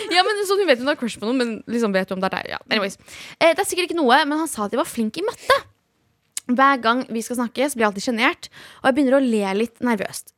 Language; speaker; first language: Norwegian; early bilingual, other home language; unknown